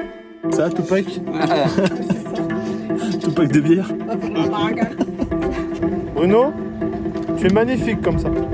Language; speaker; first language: French; native; French